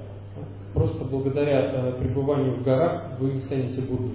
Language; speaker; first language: Russian; native; Russian